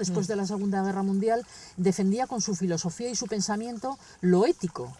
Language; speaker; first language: Spanish; native; Spanish